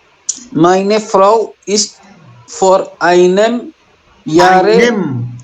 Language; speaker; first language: German; non-native, learner; Hindi